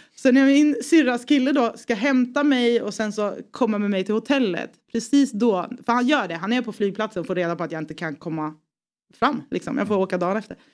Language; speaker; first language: Swedish; early bilingual, other home language; Persian